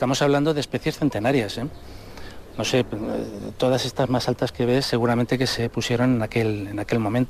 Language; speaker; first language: Spanish; native; Spanish